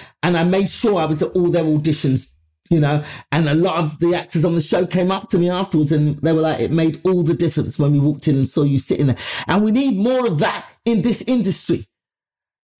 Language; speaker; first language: English; native; English